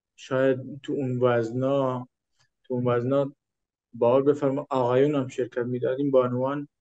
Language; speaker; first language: Persian; native; Persian